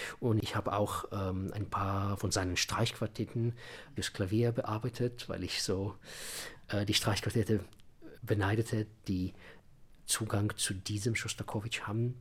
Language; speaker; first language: German; non-native, fluent; Russian